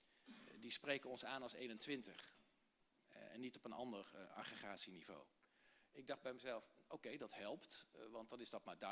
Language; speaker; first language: Dutch; native; Dutch